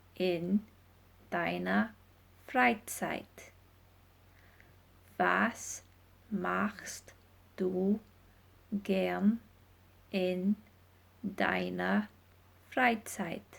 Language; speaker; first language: German; non-native, fluent; English